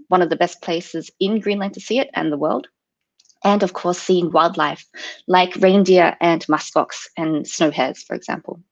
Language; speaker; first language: English; native; English